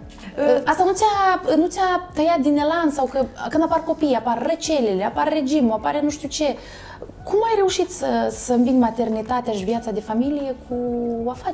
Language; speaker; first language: Romanian; native; Romanian